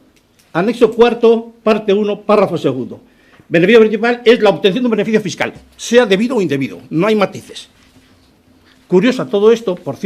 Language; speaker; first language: Spanish; native; Spanish